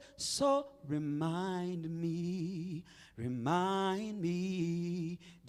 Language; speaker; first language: English; non-native, local second language; Shona